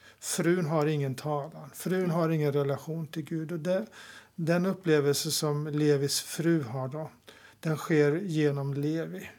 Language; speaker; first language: Swedish; native; Swedish